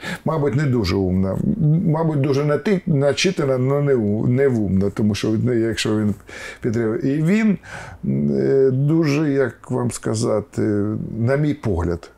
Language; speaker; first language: Ukrainian; non-native, local second language; Russian